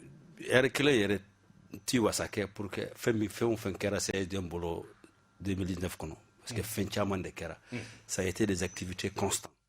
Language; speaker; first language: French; non-native, local second language; Bambara